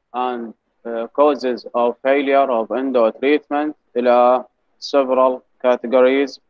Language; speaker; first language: English; non-native, fluent; Arabic